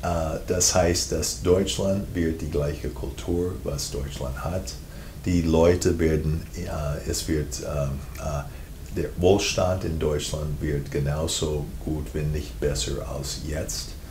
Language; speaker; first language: German; non-native, fluent; English